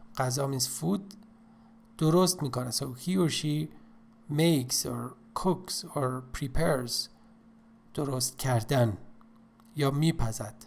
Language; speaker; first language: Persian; native; Persian